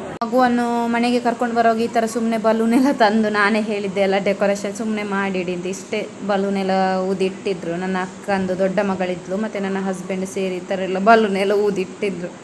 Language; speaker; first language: Kannada; non-native, local second language; Tulu